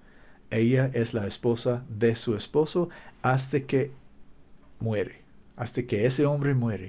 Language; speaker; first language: Spanish; non-native, learner; English